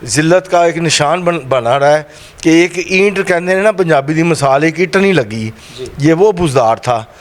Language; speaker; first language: Urdu; non-native, local second language; Punjabi